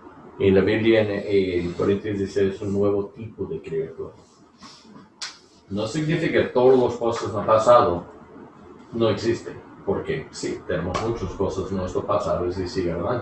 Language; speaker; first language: Spanish; non-native, learner; English